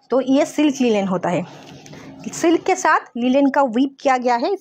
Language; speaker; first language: Hindi; non-native, local second language; Bangla